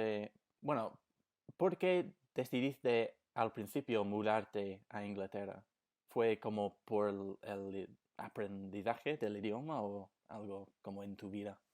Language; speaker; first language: Spanish; non-native, fluent; English